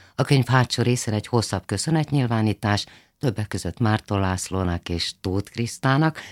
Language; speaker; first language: Hungarian; native; Hungarian